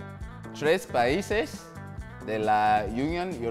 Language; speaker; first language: Spanish; non-native, learner; Dutch